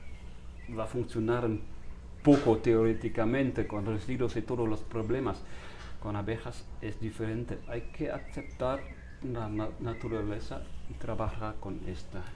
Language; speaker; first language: Spanish; non-native, fluent; German